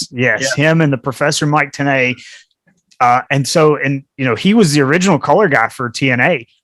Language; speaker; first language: English; native; English